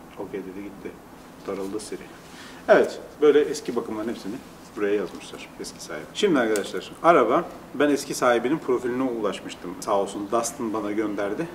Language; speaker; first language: Turkish; native; Turkish